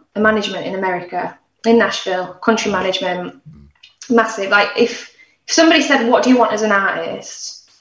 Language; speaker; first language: English; native; English